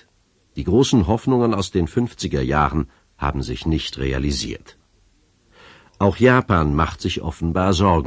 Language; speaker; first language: German; native; German